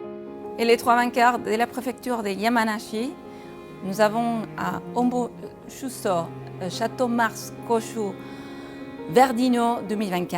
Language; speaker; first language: French; non-native, fluent; Japanese